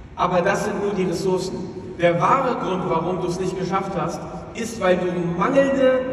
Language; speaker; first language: German; native; German